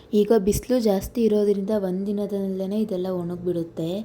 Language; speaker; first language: Kannada; native; Kannada